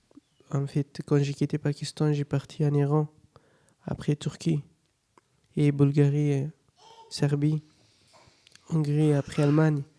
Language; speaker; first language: French; non-native, learner; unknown